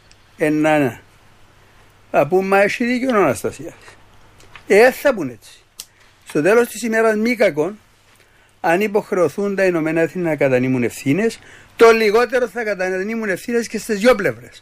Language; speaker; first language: Greek; native; Greek